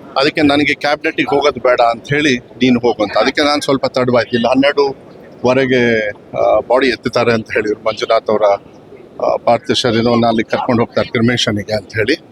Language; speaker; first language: Kannada; native; Kannada